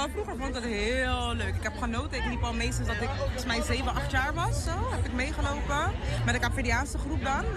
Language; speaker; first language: Dutch; native; Dutch